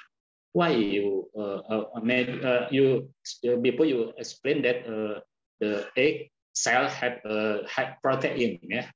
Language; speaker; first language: English; non-native, learner; Indonesian